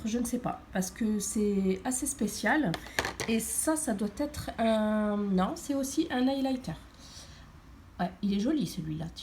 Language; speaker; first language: French; native; French